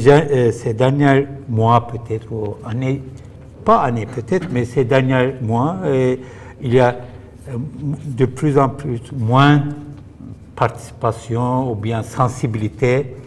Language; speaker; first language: French; non-native, fluent; Turkish